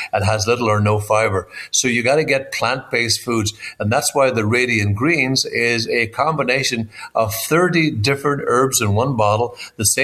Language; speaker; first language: English; native; English